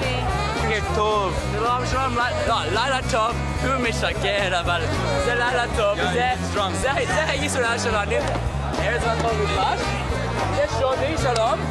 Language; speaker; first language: Hebrew; non-native, learner; English